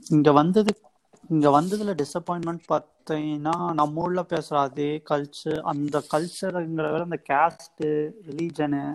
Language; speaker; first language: Tamil; native; Tamil